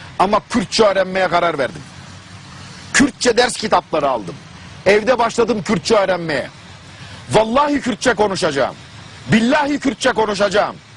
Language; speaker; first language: Turkish; non-native, fluent; German